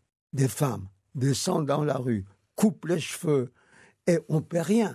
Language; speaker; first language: French; non-native, fluent; Yiddish